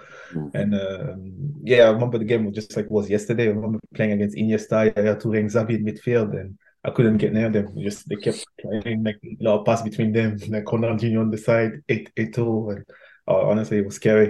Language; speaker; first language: English; non-native, fluent; French